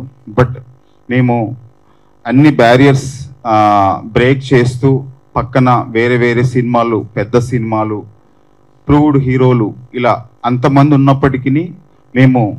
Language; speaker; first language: Telugu; native; Telugu